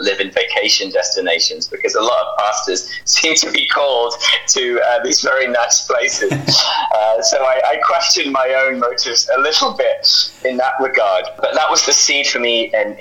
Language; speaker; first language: English; native; English